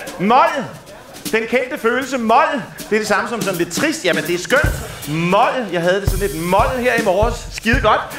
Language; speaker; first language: Danish; native; Danish